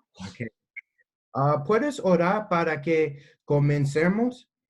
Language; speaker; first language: Spanish; non-native, learner; English